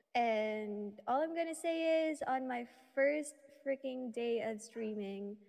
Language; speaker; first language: English; non-native, local second language; Filipino